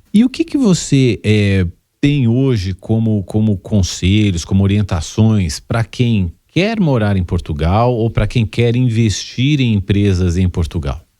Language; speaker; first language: Portuguese; native; Portuguese